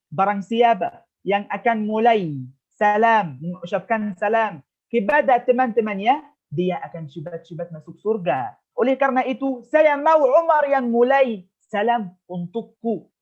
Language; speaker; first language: Indonesian; non-native, fluent; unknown